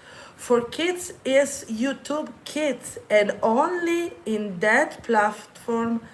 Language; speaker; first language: English; non-native, fluent; Italian